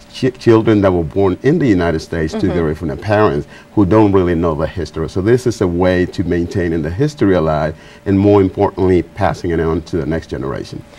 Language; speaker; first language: English; non-native, fluent; Spanish